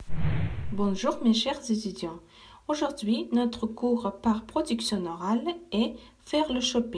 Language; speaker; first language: French; non-native, fluent; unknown